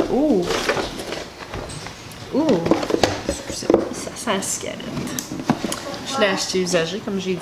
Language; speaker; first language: French; native; French